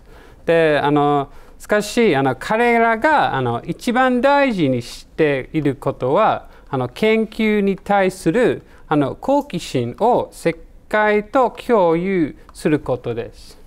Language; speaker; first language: Japanese; non-native, learner; English